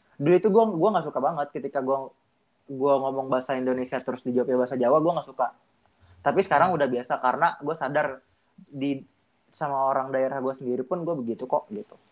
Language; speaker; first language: Indonesian; native; Indonesian